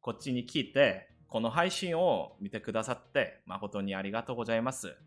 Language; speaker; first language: Japanese; non-native, learner; Korean